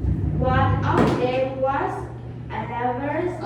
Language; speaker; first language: English; non-native, learner; Vietnamese